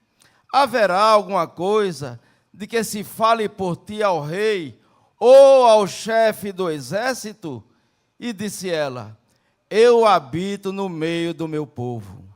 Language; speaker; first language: Portuguese; native; Portuguese